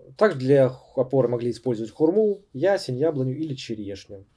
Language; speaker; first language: Russian; native; Russian